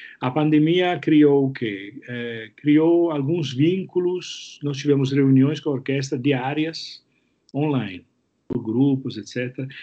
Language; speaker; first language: Portuguese; non-native, fluent; Italian